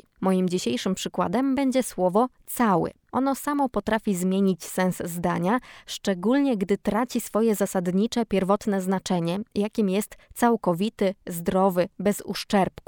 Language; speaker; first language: Polish; native; Polish